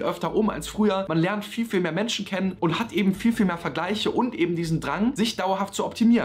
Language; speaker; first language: German; native; German